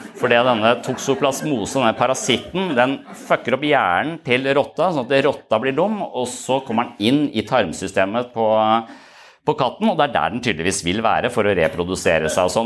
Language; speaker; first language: Norwegian; native; Norwegian